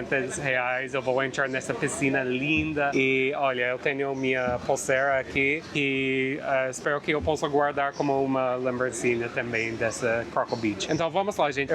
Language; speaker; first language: Portuguese; non-native, fluent; English